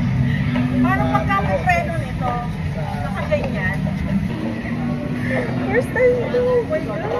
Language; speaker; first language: Filipino; native; Filipino